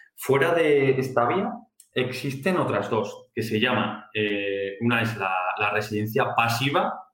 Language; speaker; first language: Spanish; native; Spanish